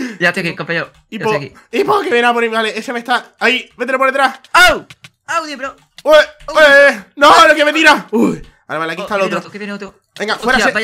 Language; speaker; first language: Spanish; native; Spanish